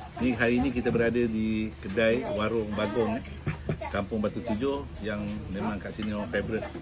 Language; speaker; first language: Malay; native; Malay